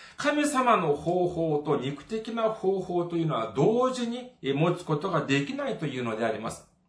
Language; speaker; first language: Japanese; non-native, fluent; Korean